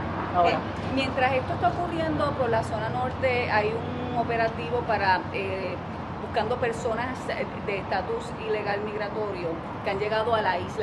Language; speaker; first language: Spanish; native; Spanish